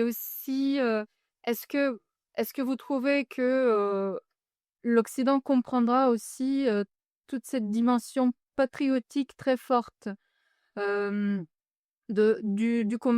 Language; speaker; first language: French; non-native, fluent; Ukrainian